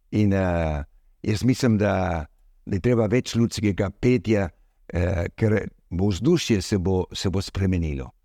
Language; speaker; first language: Slovenian; early bilingual, heritage; Slovenian